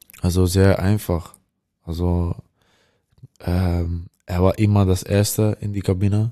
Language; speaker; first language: German; non-native, learner; Dutch